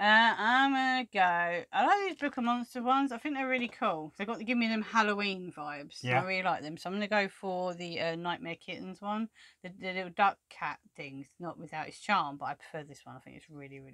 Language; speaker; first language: English; native; English